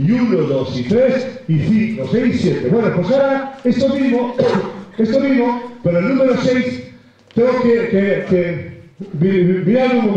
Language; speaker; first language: Spanish; native; Spanish